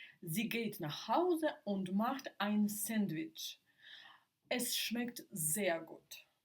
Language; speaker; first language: German; non-native, fluent; Ukrainian